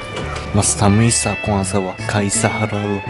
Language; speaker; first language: Cebuano; non-native, learner; Japanese